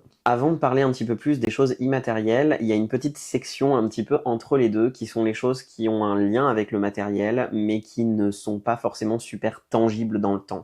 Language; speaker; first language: French; native; French